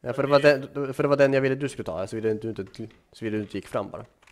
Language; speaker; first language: Swedish; native; Swedish